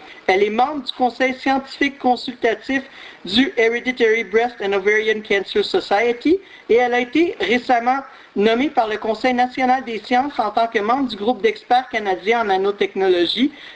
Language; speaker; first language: French; native; French